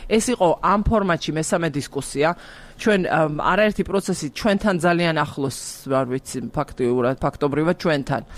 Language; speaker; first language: Georgian; native; Georgian